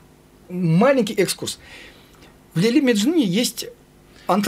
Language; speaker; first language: Russian; non-native, fluent; Azerbaijani